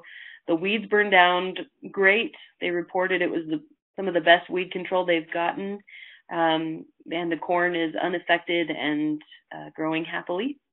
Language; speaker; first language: English; native; English